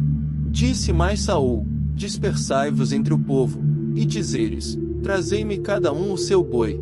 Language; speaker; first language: Portuguese; native; Portuguese